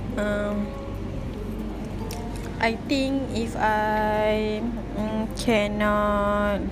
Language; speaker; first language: English; non-native, learner; Malay